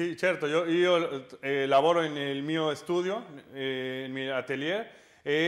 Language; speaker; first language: Italian; non-native, learner; Spanish